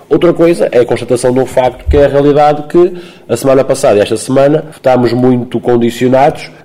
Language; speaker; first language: Portuguese; native; Portuguese